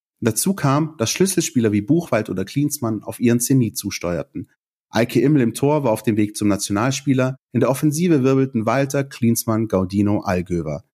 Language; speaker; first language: German; native; German